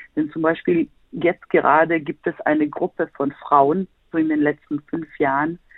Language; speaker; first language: German; non-native, fluent; Bosnian